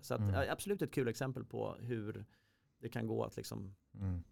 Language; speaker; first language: Swedish; native; Swedish